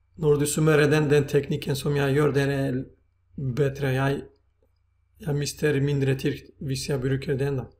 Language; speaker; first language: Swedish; non-native, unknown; Turkish